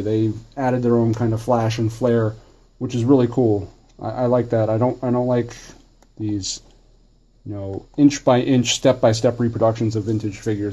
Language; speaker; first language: English; native; English